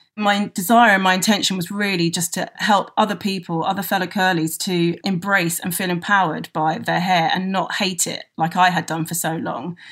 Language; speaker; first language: English; native; English